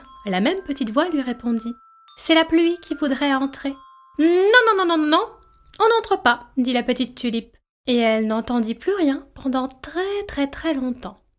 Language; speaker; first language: French; native; French